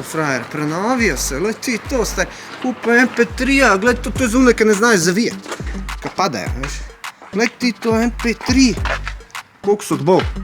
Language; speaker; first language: Slovenian; native; Slovenian